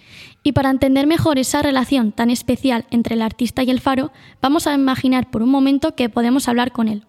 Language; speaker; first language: Spanish; native; Spanish